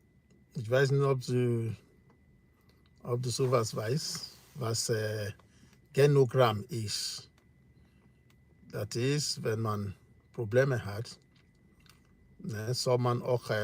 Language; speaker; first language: German; non-native, learner; English